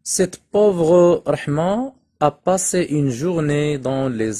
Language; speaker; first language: French; non-native, local second language; Arabic